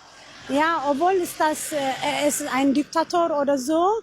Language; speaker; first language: German; non-native, learner; Tigrinya